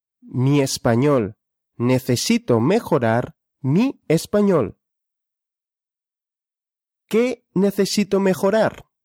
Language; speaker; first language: Spanish; non-native, fluent; Russian